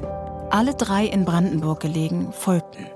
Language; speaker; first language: German; native; German